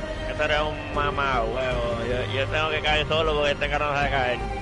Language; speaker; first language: Spanish; early bilingual, heritage; Spanish